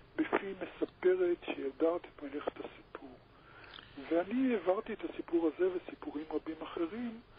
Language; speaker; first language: Hebrew; native; Hebrew